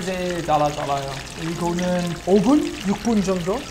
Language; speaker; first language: Korean; non-native, fluent; English